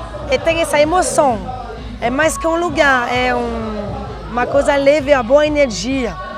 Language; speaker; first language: Portuguese; non-native, fluent; French